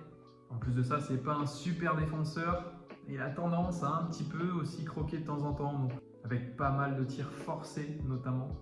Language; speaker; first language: French; native; French